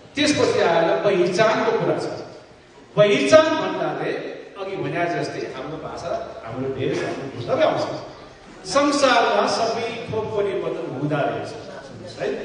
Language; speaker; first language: Nepali; non-native, local second language; Newari